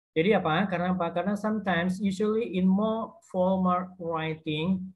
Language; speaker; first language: English; non-native, fluent; Indonesian